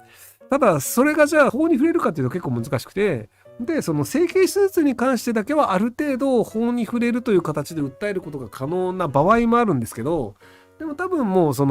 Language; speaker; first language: Japanese; native; Japanese